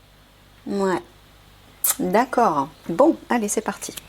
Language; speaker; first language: French; native; French